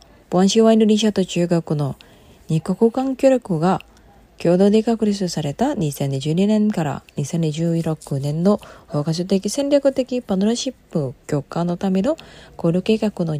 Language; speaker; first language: Japanese; non-native, fluent; Indonesian